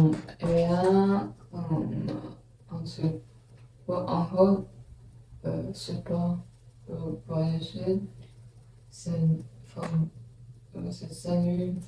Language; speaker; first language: French; non-native, learner; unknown